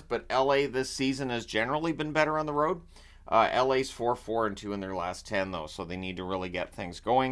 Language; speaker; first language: English; native; English